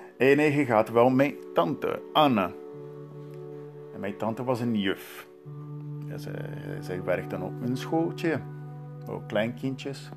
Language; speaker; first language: Dutch; non-native, learner; Portuguese